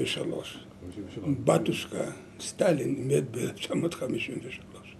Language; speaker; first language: Hebrew; non-native, learner; Lithuanian